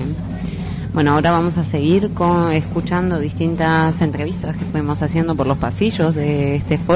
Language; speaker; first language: Spanish; native; Spanish